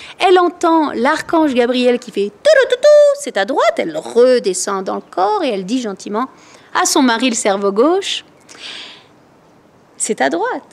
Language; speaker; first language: French; native; French